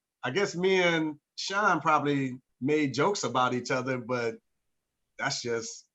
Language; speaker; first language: English; native; English